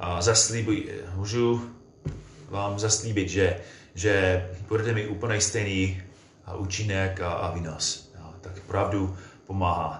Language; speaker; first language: Czech; non-native, fluent; English